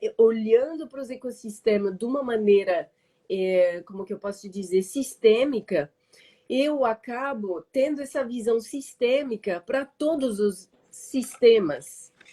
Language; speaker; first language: Portuguese; non-native, fluent; French